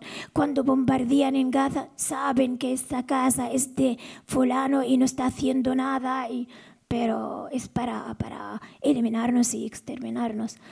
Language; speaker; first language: Spanish; non-native, fluent; Arabic